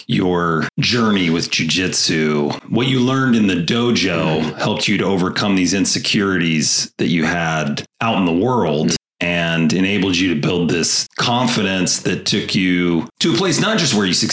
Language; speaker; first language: English; native; English